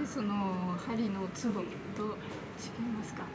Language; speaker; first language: Japanese; non-native, fluent; French